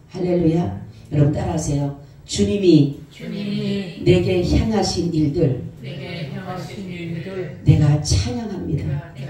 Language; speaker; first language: Korean; native; Korean